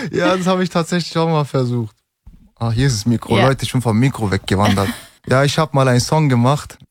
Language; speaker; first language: German; early bilingual, other home language; Turkish